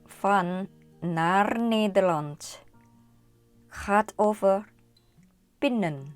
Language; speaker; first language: Dutch; non-native, learner; Thai